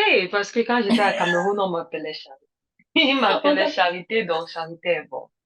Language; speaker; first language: French; non-native, learner; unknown